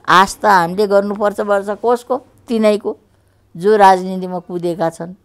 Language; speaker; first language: Nepali; native; Nepali